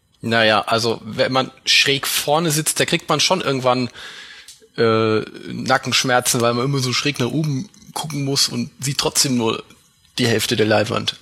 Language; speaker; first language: German; native; German